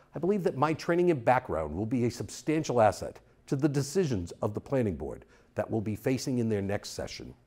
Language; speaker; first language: English; native; English